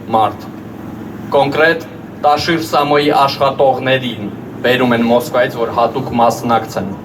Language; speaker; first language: Armenian; native; Armenian